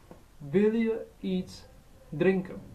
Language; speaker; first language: Dutch; non-native, learner; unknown